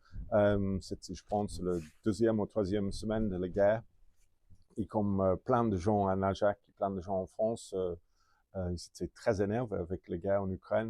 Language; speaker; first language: French; non-native, fluent; English